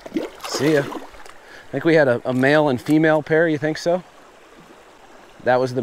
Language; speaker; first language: English; native; English